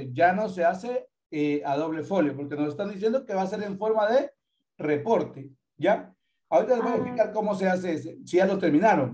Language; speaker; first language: Spanish; native; Spanish